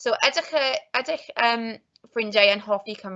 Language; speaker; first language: Welsh; non-native, local second language; English